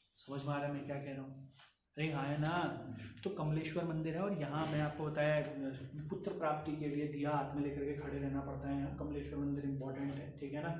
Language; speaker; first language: Hindi; native; Hindi